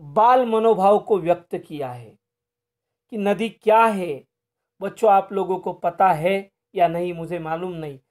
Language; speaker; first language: Hindi; non-native, local second language; Marathi